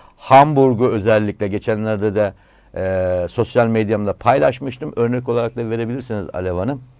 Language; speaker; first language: Turkish; native; Turkish